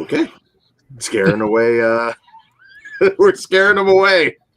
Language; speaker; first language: English; native; English